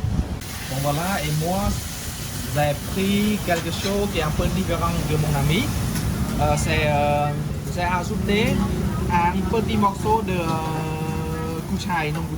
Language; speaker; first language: French; non-native, fluent; Khmer